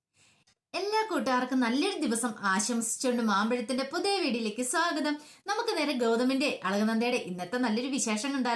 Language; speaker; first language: Malayalam; native; Malayalam